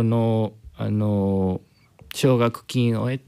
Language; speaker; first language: Japanese; non-native, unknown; Spanish